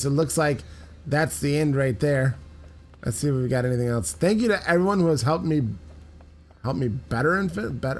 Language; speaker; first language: English; native; English